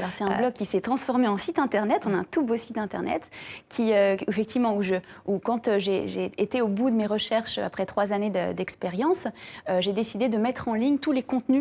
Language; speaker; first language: French; native; French